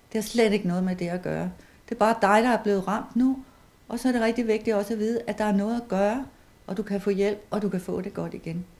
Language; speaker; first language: Danish; native; Danish